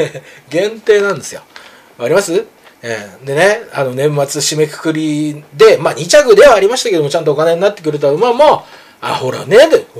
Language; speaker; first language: Japanese; native; Japanese